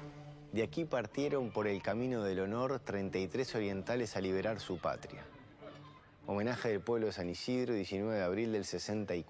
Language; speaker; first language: Spanish; native; Spanish